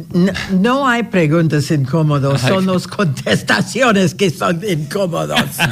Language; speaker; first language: Spanish; non-native, fluent; English